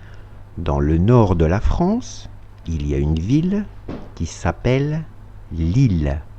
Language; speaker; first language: French; non-native, fluent; Russian